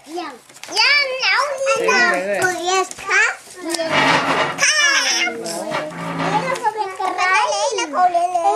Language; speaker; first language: Icelandic; non-native, local second language; Dutch